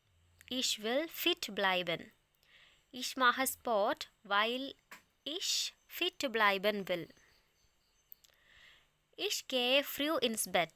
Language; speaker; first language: German; non-native, fluent; Malayalam